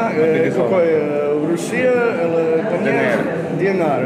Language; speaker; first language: Russian; non-native, learner; English